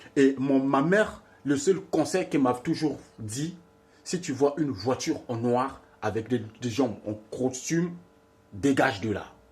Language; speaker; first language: French; non-native, local second language; Lingala